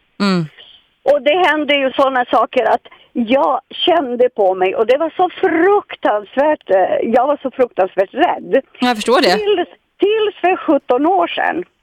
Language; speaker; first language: Swedish; non-native, fluent; Serbian